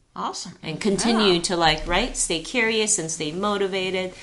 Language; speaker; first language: English; early bilingual, heritage; Chinese